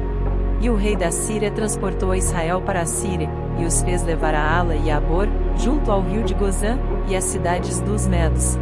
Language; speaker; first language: Portuguese; native; Portuguese